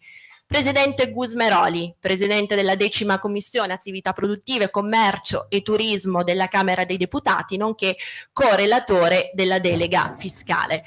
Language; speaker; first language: Italian; native; Italian